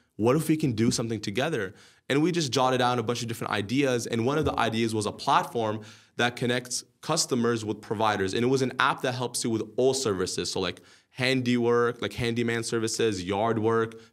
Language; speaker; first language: English; early bilingual, other home language; Arabic